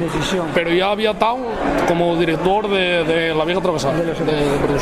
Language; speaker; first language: Spanish; native; Spanish